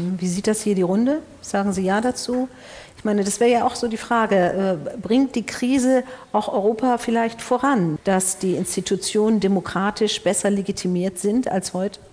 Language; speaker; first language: German; native; German